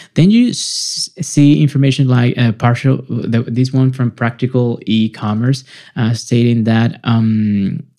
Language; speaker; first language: English; non-native, fluent; Spanish